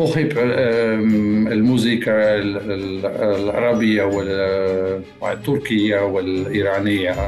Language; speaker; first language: Arabic; non-native, learner; Dutch